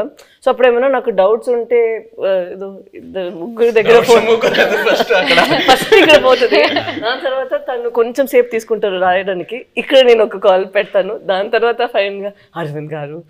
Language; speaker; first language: Telugu; non-native, fluent; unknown